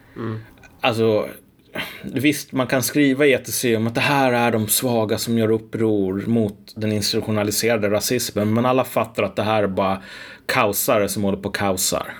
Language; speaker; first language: Swedish; native; Swedish